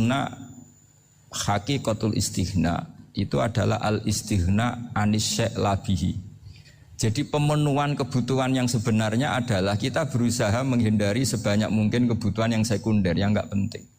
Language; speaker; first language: Indonesian; non-native, local second language; Javanese